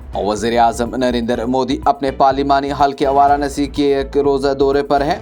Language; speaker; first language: Urdu; non-native, local second language; Kashmiri